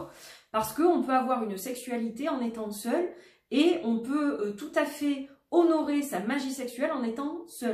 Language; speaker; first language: French; native; French